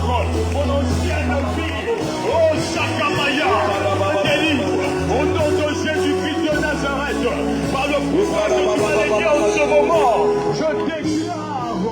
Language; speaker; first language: French; non-native, local second language; Lingala